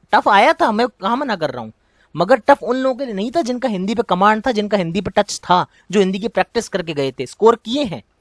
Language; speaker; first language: Hindi; native; Hindi